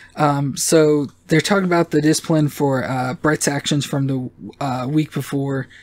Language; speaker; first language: English; native; English